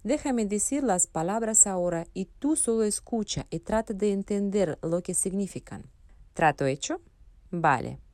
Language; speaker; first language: Spanish; non-native, fluent; Russian